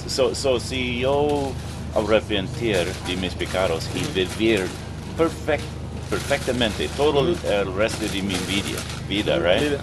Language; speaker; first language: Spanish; non-native, learner; English